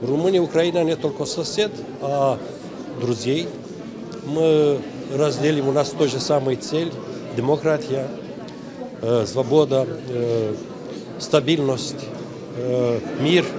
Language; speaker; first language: Russian; non-native, fluent; Romanian